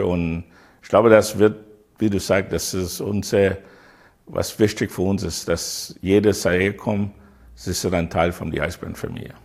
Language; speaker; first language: German; non-native, learner; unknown